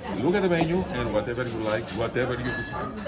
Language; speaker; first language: English; non-native, fluent; Greek